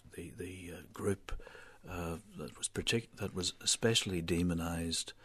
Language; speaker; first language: English; native; English